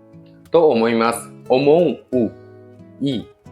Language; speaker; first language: Japanese; non-native, fluent; Bangla